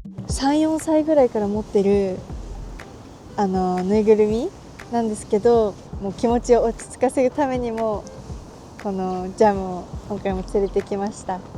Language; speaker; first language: Japanese; native; Japanese